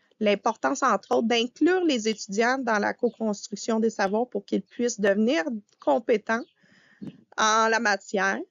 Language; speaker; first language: French; native; French